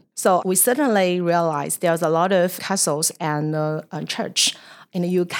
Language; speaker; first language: English; non-native, fluent; Chinese